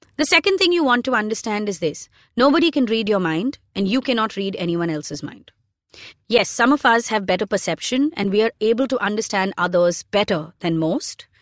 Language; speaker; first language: English; non-native, local second language; Hindi